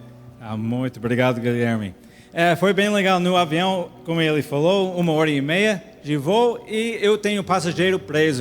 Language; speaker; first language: Portuguese; non-native, fluent; English